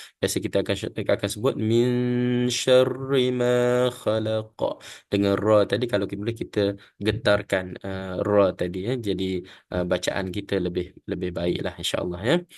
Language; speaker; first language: Malay; native; Malay